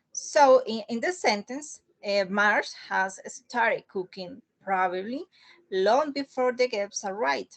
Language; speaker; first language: English; non-native, learner; Spanish